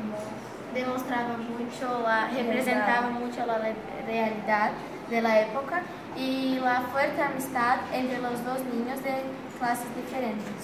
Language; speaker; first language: Spanish; non-native, learner; Portuguese